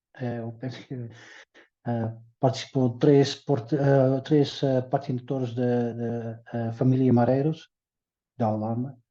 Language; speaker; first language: Portuguese; early bilingual, heritage; Dutch